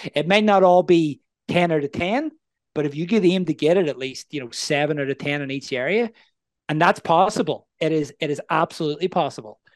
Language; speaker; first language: English; native; English